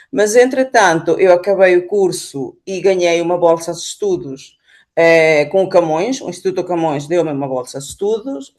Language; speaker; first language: Portuguese; non-native, fluent; Spanish